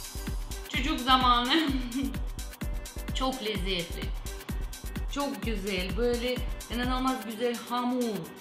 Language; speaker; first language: Turkish; non-native, learner; Russian